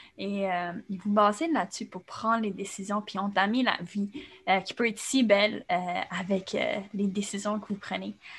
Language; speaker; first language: French; native; French